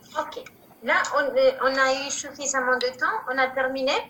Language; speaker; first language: French; non-native, learner; Spanish